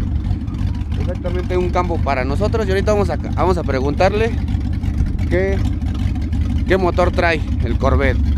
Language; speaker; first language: Spanish; native; Spanish